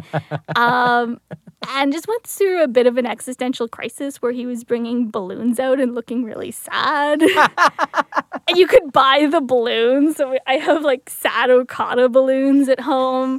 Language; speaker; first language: English; native; English